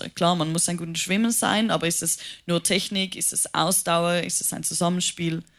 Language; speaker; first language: German; native; German